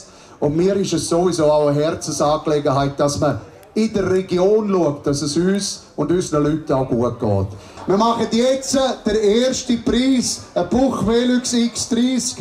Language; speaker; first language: German; native; German